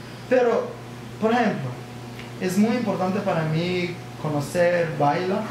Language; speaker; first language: Spanish; non-native, learner; English